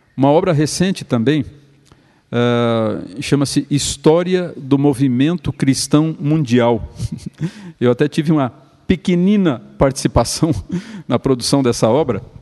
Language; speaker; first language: Portuguese; native; Portuguese